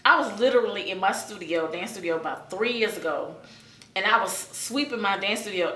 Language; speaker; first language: English; native; English